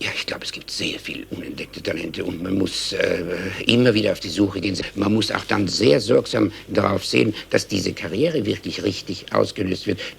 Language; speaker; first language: German; native; German